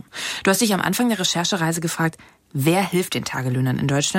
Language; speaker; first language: German; native; German